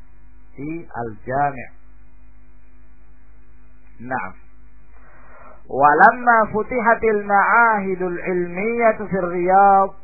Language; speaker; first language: Arabic; non-native, fluent; Indonesian